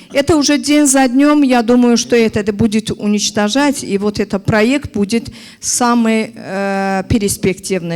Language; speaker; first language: Russian; non-native, learner; Azerbaijani